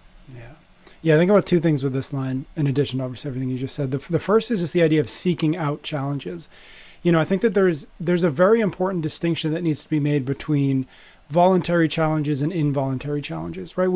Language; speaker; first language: English; native; English